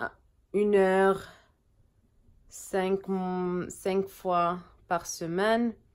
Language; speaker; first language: French; non-native, learner; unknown